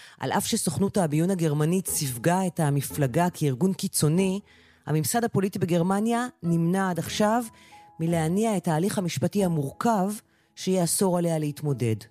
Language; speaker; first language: Hebrew; native; Hebrew